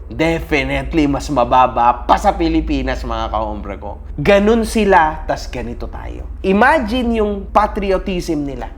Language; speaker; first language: Filipino; native; Filipino